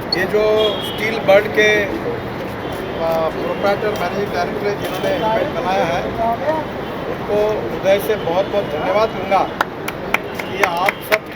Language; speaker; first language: Hindi; non-native, local second language; Marathi